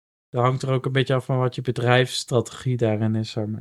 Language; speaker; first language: Dutch; native; Dutch